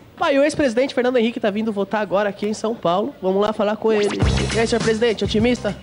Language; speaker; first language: Portuguese; native; Portuguese